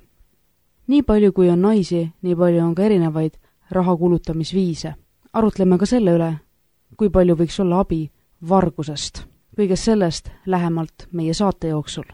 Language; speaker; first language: Estonian; native; Estonian